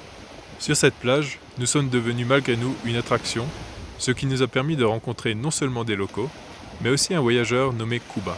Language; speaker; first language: French; native; French